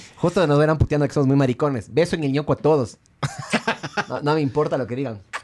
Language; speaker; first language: Spanish; native; Spanish